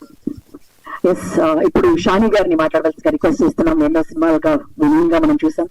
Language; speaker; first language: Telugu; native; Telugu